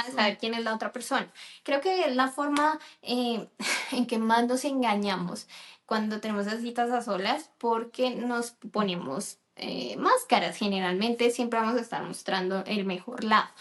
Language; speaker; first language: Spanish; native; Spanish